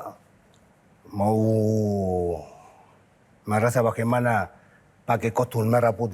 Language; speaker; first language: Indonesian; non-native, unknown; Spanish